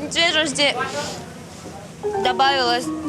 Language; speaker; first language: Russian; native; Russian